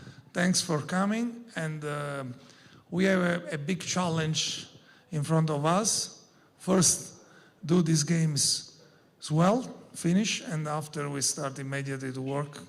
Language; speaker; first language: English; non-native, learner; Italian